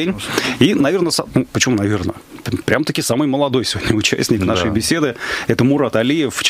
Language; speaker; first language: Russian; native; Russian